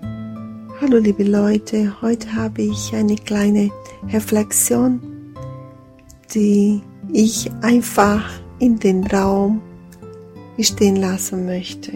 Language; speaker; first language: German; non-native, fluent; Portuguese